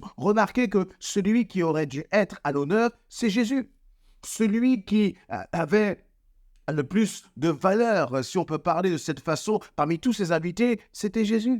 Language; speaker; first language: French; native; French